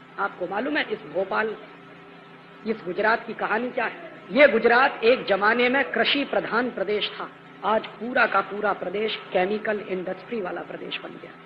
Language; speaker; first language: Hindi; native; Hindi